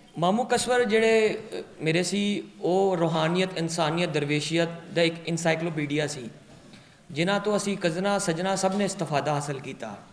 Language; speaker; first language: Punjabi; non-native, local second language; Urdu